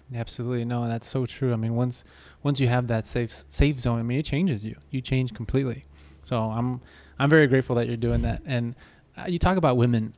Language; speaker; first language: English; native; English